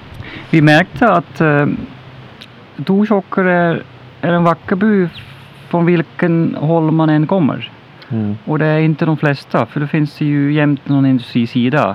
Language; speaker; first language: Swedish; non-native, fluent; Dutch